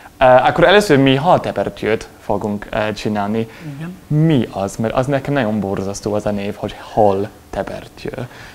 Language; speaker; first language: Hungarian; non-native, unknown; English